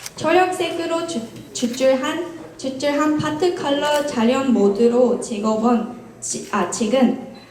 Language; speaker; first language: Korean; non-native, fluent; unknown